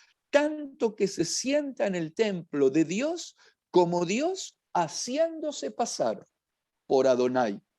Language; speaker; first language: Spanish; native; Spanish